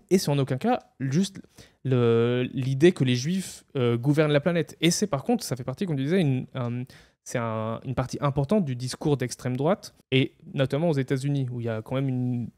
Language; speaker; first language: French; non-native, fluent; Hebrew